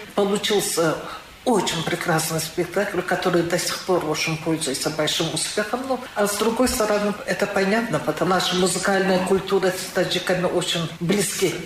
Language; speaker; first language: Russian; non-native, local second language; Azerbaijani